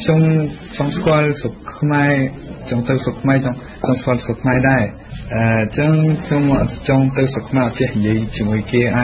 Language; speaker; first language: Khmer; early bilingual, heritage; French